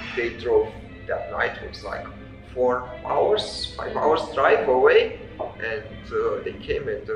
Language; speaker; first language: English; non-native, fluent; Romanian